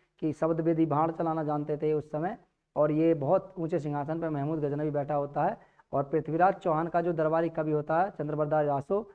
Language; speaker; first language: Hindi; native; Hindi